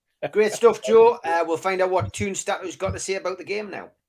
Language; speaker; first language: English; native; English